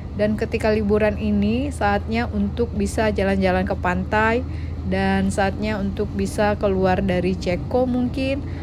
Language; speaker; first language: Indonesian; native; Indonesian